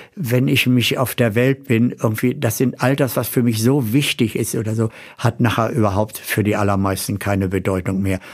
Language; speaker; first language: German; native; German